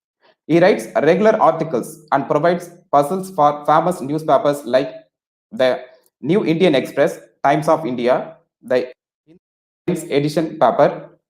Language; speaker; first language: English; non-native, local second language; Tamil